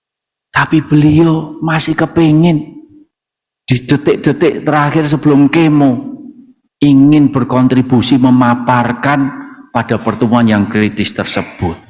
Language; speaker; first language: Indonesian; native; Indonesian